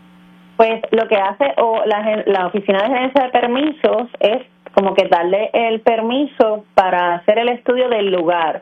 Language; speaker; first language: Spanish; native; Spanish